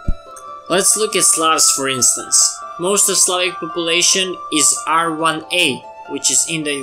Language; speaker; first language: English; non-native, fluent; Serbian